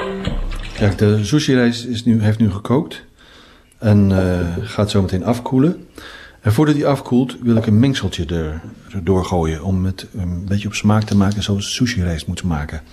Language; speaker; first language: Dutch; native; Dutch